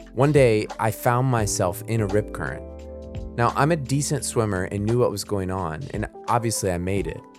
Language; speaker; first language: English; native; English